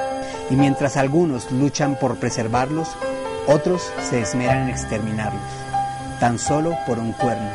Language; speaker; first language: Spanish; native; Spanish